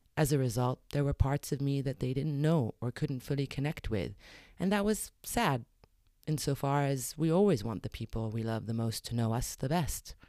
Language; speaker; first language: English; early bilingual, other home language; Arabic